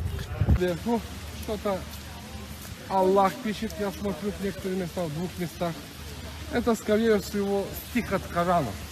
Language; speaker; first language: Russian; non-native, fluent; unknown